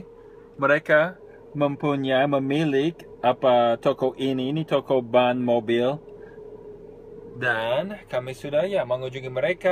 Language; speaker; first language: Indonesian; non-native, fluent; English